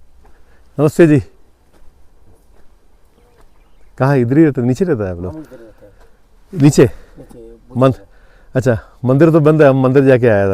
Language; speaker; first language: Hindi; non-native, local second language; Malayalam